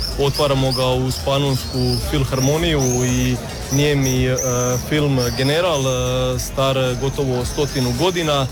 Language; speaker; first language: Croatian; native; Croatian